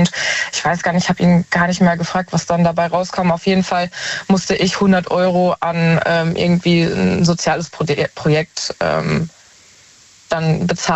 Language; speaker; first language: German; native; German